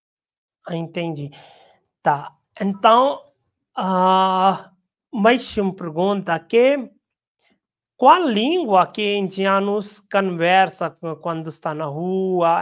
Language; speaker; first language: Portuguese; non-native, learner; Hindi